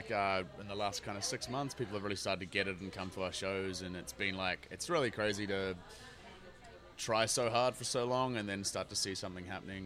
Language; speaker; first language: English; native; English